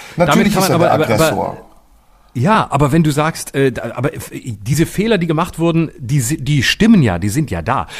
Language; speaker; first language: German; native; German